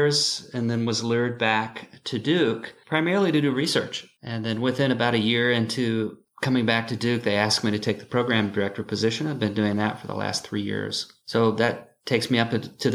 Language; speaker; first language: English; native; English